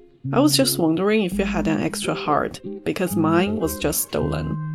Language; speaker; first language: English; non-native, fluent; Chinese